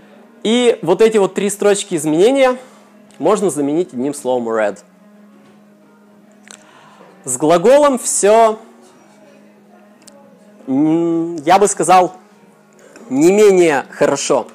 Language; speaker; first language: Russian; native; Russian